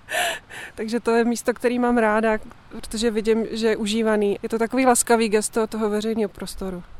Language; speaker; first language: Czech; native; Czech